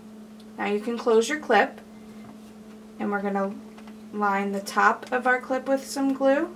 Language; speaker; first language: English; native; English